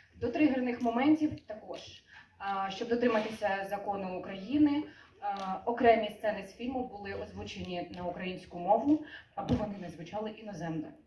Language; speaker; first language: Ukrainian; native; Ukrainian